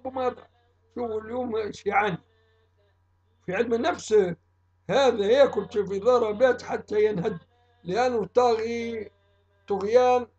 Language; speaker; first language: Arabic; native; Arabic